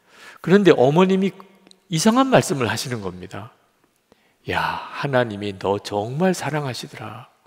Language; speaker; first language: Korean; native; Korean